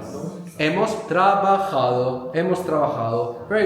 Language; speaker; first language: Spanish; non-native, fluent; English